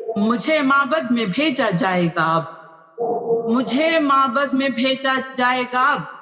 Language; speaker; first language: Urdu; native; Urdu